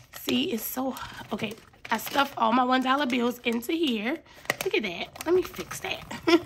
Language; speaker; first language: English; native; English